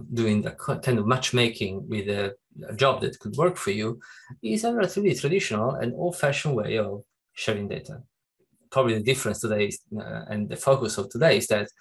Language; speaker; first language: English; non-native, fluent; Italian